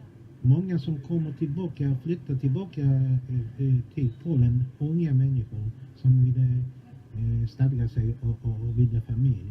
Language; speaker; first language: Swedish; non-native, fluent; Polish